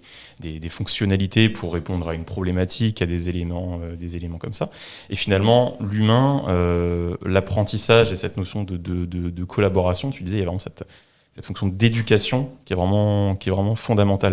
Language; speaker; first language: French; native; French